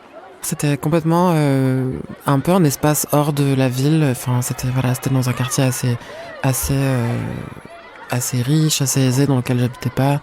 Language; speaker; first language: French; non-native, local second language; Arabic